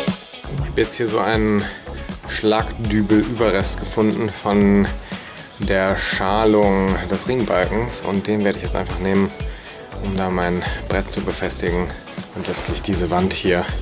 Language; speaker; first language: German; native; German